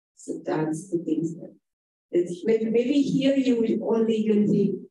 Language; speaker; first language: English; non-native, fluent; Indonesian